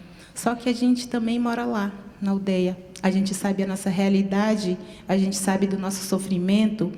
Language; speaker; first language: Portuguese; non-native, local second language; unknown